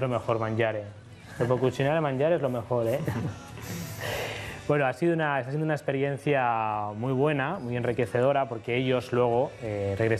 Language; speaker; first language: Spanish; native; Spanish